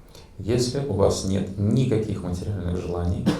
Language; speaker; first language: Russian; native; Russian